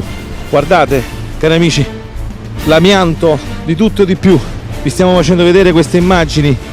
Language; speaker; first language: Italian; native; Italian